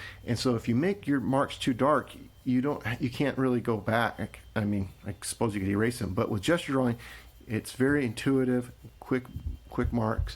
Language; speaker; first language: English; native; English